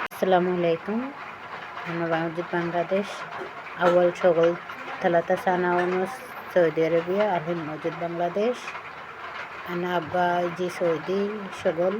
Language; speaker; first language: Arabic; non-native, learner; Bangla